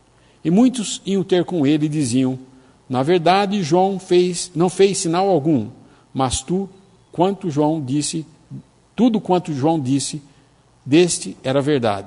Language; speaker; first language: Portuguese; native; Portuguese